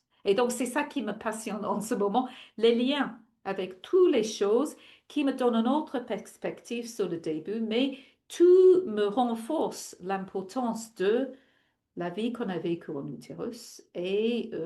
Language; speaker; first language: French; non-native, fluent; English